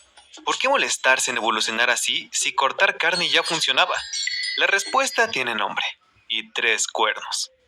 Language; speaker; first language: Spanish; native; Spanish